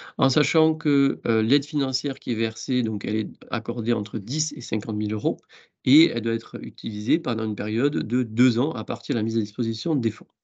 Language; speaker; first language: French; native; French